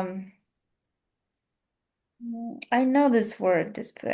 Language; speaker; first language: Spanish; non-native, learner; English